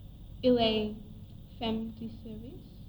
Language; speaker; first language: French; non-native, learner; English